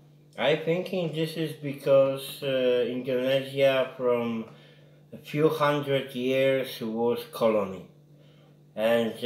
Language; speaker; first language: English; non-native, learner; Polish